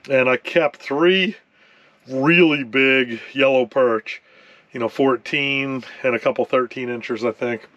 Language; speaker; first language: English; native; English